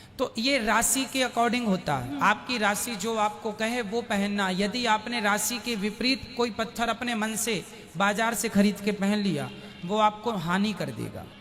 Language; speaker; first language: Hindi; native; Hindi